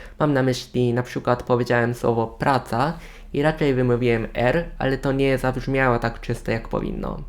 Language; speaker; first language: Polish; non-native, fluent; Japanese